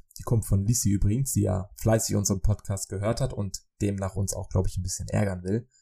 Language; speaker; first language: German; early bilingual, other home language; Polish